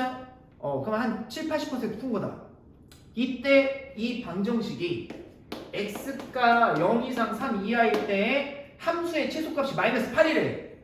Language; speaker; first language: Korean; native; Korean